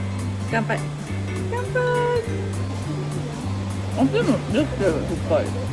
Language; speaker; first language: Japanese; native; Japanese